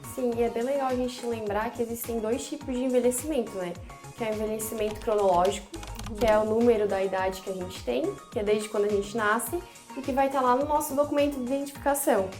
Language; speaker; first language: Portuguese; native; Portuguese